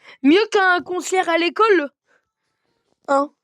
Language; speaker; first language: French; native; French